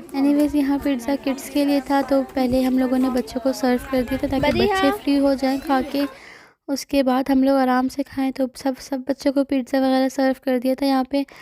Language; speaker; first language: Urdu; native; Urdu